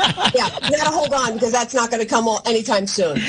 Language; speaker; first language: English; native; English